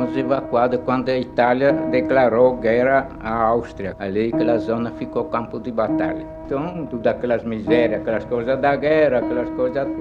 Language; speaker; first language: Portuguese; non-native, fluent; Italian